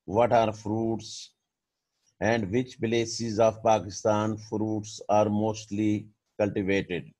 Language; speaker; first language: English; non-native, local second language; Urdu